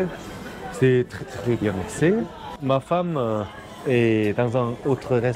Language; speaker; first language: French; non-native, learner; Korean